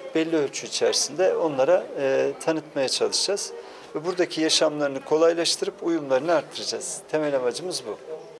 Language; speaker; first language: Turkish; native; Turkish